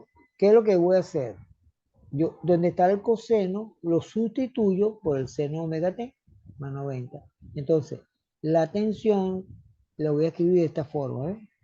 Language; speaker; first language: Spanish; native; Spanish